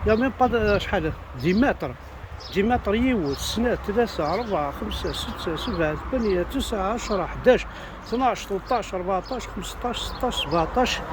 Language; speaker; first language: Arabic; native; Arabic